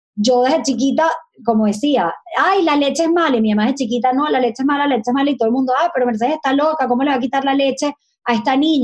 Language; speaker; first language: Spanish; native; Spanish